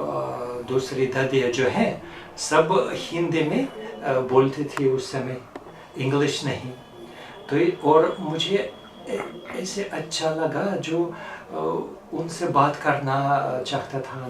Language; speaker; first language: Hindi; non-native, fluent; Russian